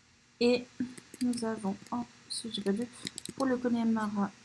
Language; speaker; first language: French; native; French